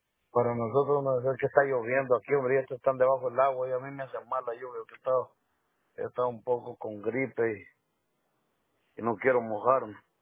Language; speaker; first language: Spanish; native; Spanish